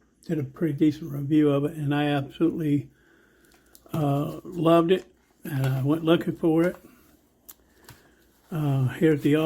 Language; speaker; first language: English; native; English